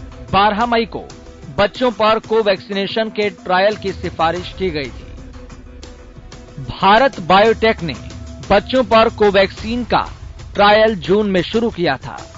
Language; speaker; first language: Hindi; native; Hindi